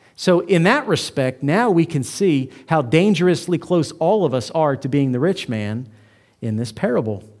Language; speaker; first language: English; native; English